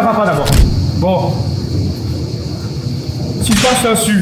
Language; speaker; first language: French; native; French